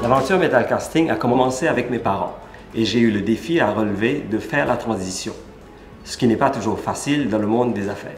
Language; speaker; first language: French; non-native, local second language; Morisyen